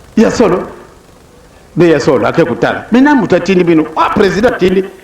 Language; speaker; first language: Lingala; non-native, local second language; Kongo